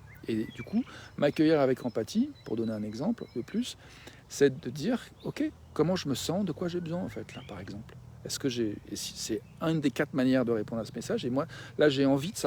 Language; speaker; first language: French; native; French